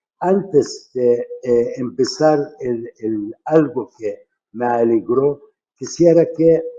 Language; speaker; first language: Spanish; non-native, fluent; Arabic